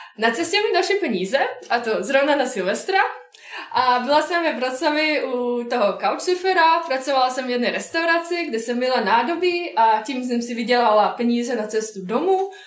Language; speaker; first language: Czech; non-native, fluent; Bosnian